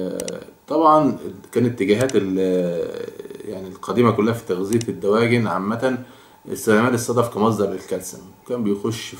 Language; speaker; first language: Arabic; native; Arabic